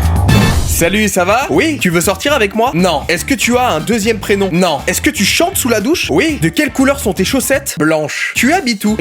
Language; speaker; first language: French; native; French